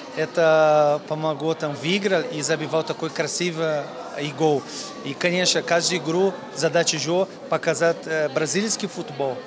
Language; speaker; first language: Russian; non-native, learner; Portuguese